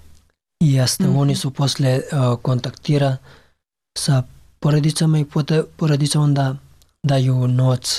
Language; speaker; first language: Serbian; non-native, learner; Pashto